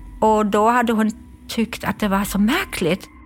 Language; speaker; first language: Swedish; non-native, fluent; German